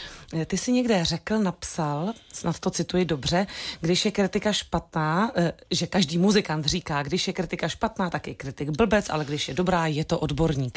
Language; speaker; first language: Czech; native; Czech